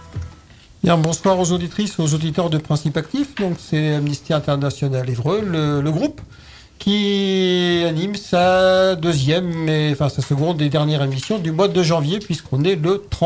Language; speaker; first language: French; native; French